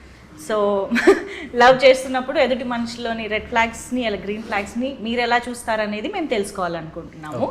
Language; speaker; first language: Telugu; native; Telugu